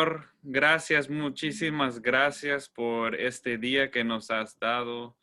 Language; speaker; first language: Spanish; non-native, fluent; English